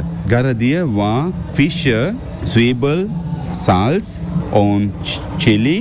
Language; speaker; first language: German; non-native, learner; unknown